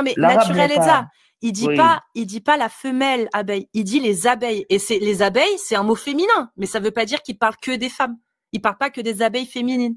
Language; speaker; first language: French; native; French